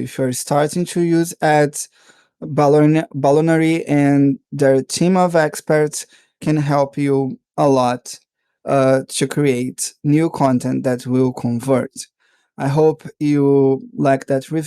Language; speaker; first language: English; non-native, fluent; Portuguese